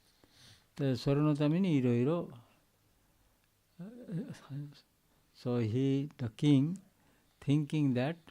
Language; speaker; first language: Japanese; non-native, learner; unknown